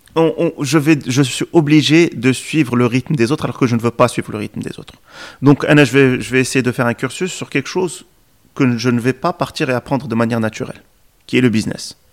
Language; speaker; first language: French; non-native, local second language; Arabic